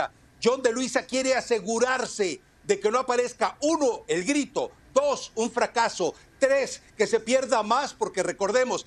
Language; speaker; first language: Spanish; native; Spanish